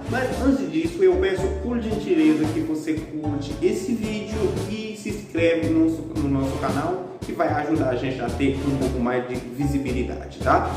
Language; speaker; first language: Portuguese; non-native, fluent; Haitian Creole